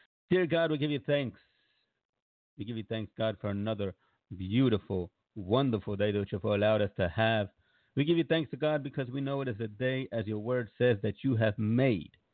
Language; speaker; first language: English; early bilingual, other home language; Spanish